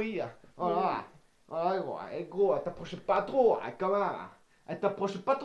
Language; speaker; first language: French; native; French